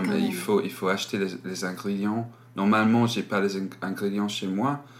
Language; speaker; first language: French; non-native, learner; English